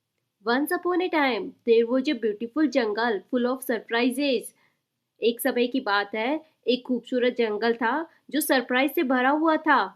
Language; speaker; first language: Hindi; native; Hindi